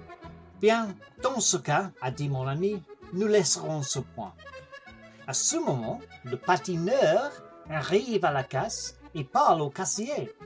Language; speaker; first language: French; non-native, learner; English